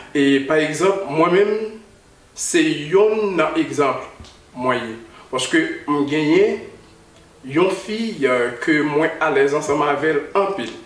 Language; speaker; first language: Haitian Creole; native; Haitian Creole